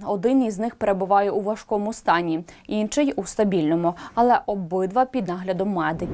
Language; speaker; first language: Ukrainian; native; Ukrainian